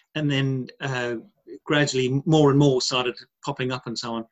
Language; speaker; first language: English; native; English